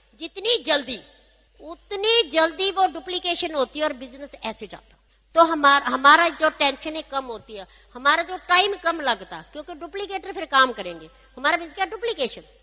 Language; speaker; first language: Hindi; non-native, local second language; Punjabi